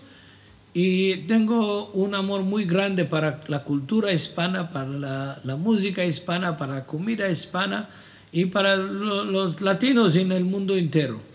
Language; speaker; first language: Spanish; non-native, fluent; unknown